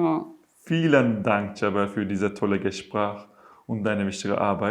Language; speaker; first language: German; non-native, learner; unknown